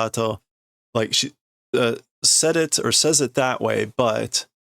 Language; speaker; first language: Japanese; non-native, learner; English